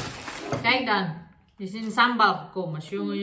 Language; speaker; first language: Dutch; non-native, learner; Indonesian